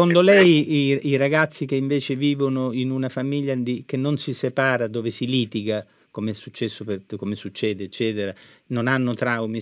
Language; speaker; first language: Italian; native; Italian